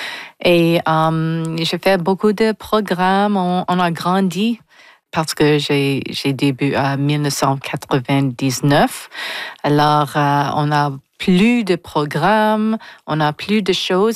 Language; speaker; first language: French; non-native, local second language; English